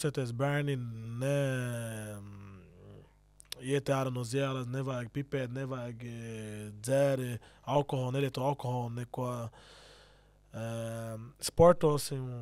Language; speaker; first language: Latvian; non-native, learner; Portuguese